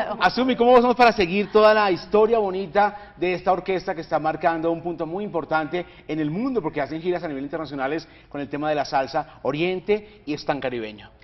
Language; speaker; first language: Spanish; native; Spanish